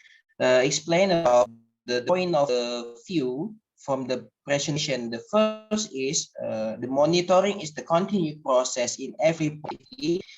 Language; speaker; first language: English; non-native, learner; Indonesian